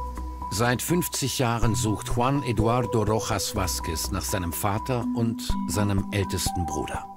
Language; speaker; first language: German; native; German